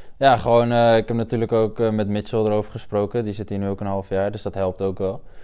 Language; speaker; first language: Dutch; native; Dutch